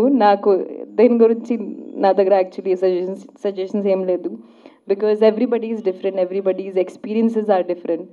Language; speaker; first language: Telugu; non-native, learner; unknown